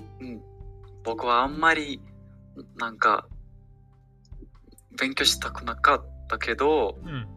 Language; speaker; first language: Japanese; non-native, learner; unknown